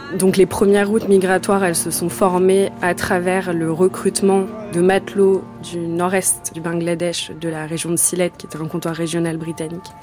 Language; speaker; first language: French; native; French